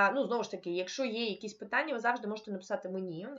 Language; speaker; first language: Ukrainian; non-native, local second language; Russian